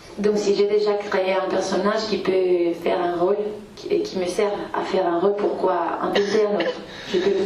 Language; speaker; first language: French; non-native, fluent; Spanish